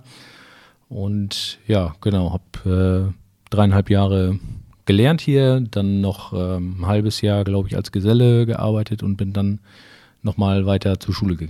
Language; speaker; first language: German; native; German